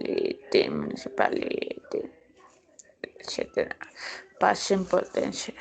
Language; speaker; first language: English; non-native, learner; Spanish